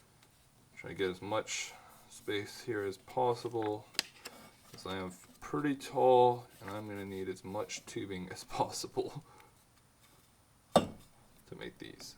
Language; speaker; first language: English; native; English